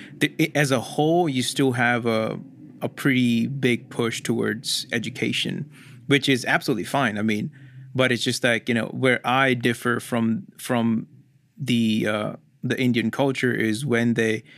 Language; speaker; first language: English; non-native, local second language; Hindi